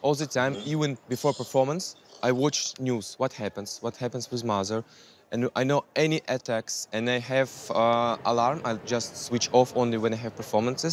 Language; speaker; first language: English; non-native, learner; Ukrainian